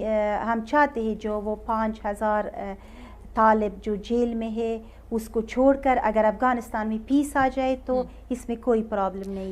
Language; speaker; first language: Hindi; non-native, learner; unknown